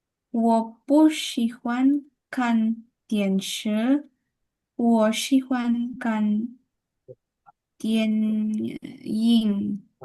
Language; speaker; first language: Chinese; non-native, learner; Indonesian